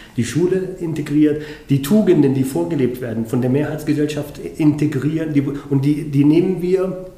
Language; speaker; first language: German; non-native, fluent; Arabic